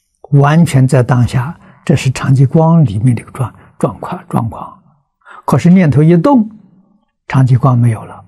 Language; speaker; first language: Chinese; native; Chinese